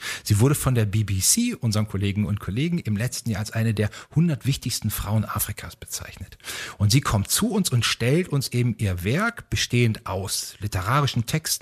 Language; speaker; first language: German; native; German